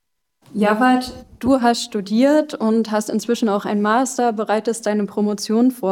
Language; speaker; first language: German; native; German